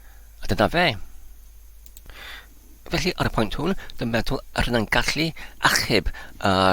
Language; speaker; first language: Welsh; non-native, learner; English